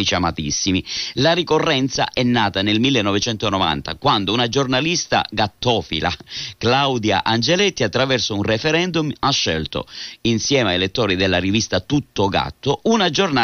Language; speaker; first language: Italian; early bilingual, heritage; Italian